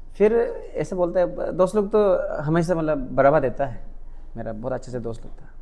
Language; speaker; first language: Hindi; non-native, local second language; Mising